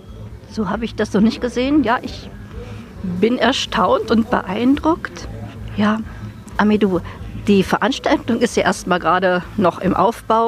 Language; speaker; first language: German; native; German